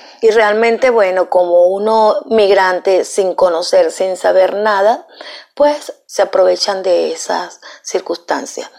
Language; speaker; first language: Spanish; native; Spanish